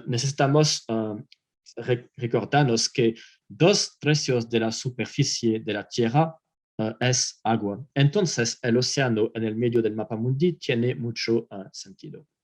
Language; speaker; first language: Spanish; non-native, fluent; French